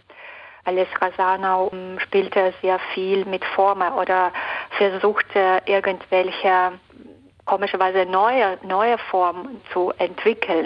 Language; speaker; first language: German; non-native, fluent; Belarusian